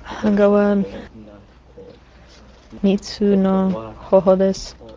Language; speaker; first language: Japanese; non-native, learner; English